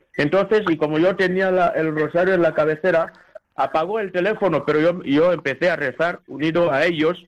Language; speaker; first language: Spanish; non-native, local second language; Fang